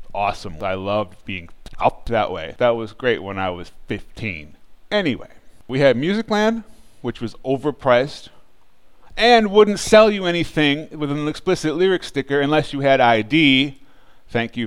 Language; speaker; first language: English; native; English